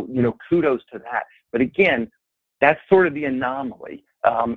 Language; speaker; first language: English; native; English